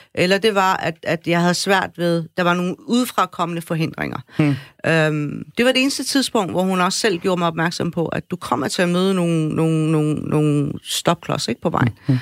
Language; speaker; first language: Danish; early bilingual, other home language; Persian